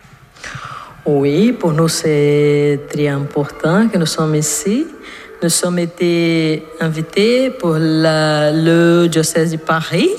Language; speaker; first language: French; non-native, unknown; Portuguese